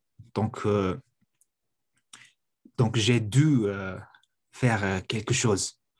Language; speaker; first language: French; non-native, fluent; Mongolian